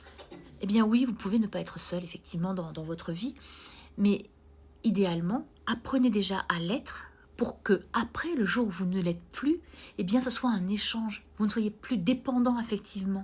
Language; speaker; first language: French; native; French